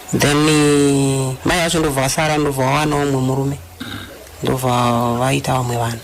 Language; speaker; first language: Shona; non-native, fluent; Luba-Lulua